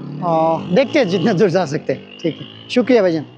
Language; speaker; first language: Hindi; non-native, fluent; Bangla